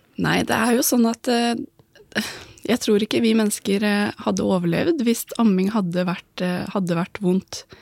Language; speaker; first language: Norwegian; native; Norwegian